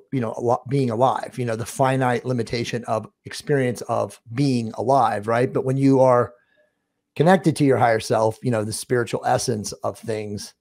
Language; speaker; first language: English; native; English